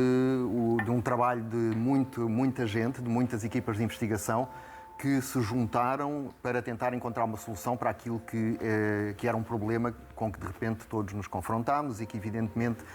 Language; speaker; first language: Portuguese; native; Portuguese